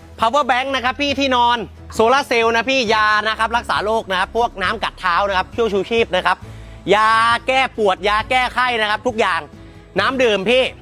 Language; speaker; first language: Thai; native; Thai